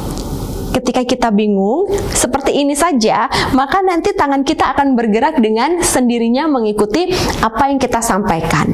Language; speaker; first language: Indonesian; native; Indonesian